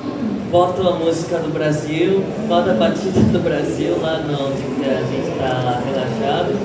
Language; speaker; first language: Portuguese; early bilingual, heritage; Japanese